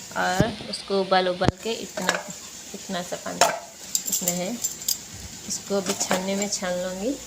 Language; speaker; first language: Hindi; non-native, local second language; Odia